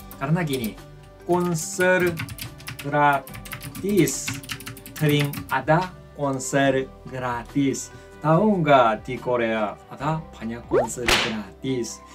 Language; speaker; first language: Indonesian; non-native, fluent; Korean